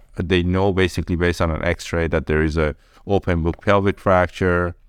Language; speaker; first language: English; early bilingual, other home language; Persian